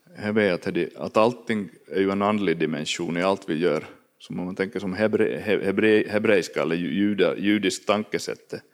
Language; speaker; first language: Swedish; native; Swedish